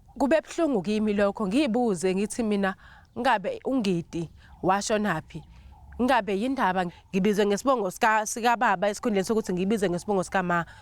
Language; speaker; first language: Zulu; native; Zulu